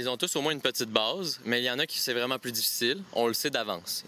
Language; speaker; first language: French; native; French